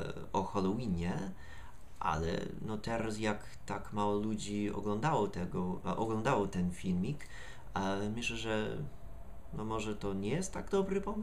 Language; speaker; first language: Polish; non-native, learner; English